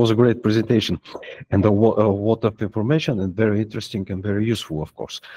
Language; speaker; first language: English; non-native, fluent; Bulgarian